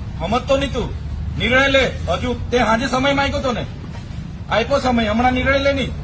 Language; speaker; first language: Gujarati; non-native, local second language; Vasavi